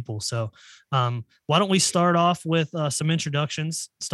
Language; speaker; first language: English; native; English